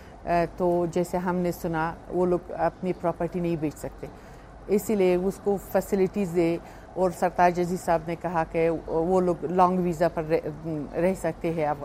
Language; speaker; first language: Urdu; non-native, fluent; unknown